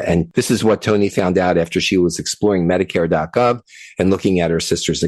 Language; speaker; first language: English; native; English